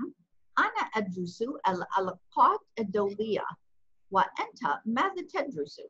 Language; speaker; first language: Arabic; non-native, fluent; English